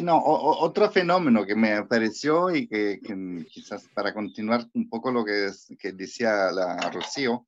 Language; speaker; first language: Spanish; non-native, fluent; Italian